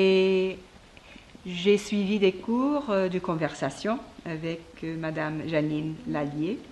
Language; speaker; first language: French; non-native, learner; English